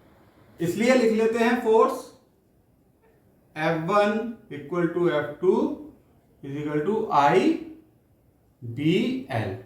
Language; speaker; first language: Hindi; native; Hindi